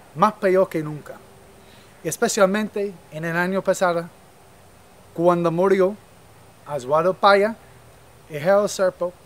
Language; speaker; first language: Spanish; non-native, fluent; English